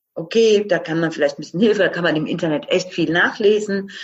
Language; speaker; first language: German; non-native, fluent; Croatian